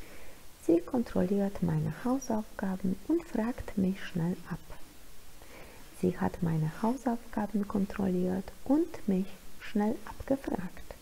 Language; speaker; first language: German; non-native, fluent; Polish